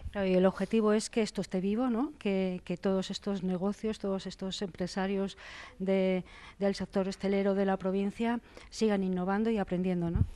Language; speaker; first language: Spanish; native; Spanish